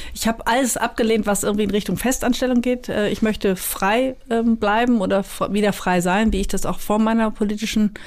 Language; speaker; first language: German; native; German